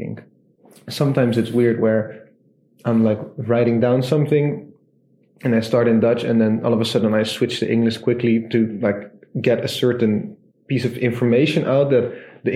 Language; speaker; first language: English; non-native, fluent; Dutch